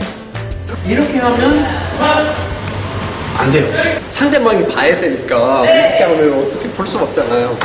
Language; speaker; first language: Korean; non-native, fluent; English